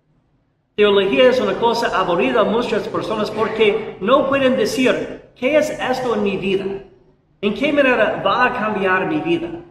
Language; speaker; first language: Spanish; non-native, learner; English